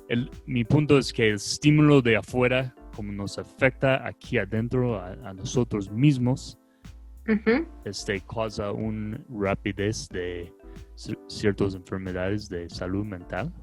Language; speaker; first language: Spanish; non-native, fluent; English